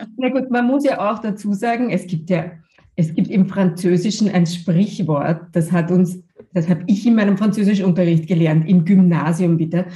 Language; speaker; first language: German; native; German